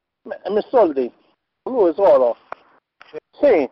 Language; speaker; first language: Italian; non-native, learner; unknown